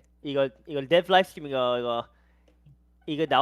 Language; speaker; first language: Korean; early bilingual, heritage; Korean